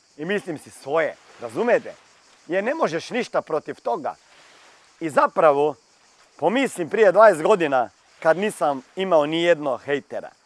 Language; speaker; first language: Croatian; early bilingual, heritage; Croatian